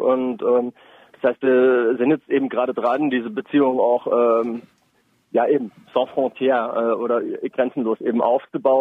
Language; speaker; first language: German; native; German